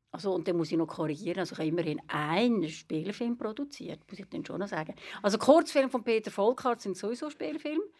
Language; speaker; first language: German; native; German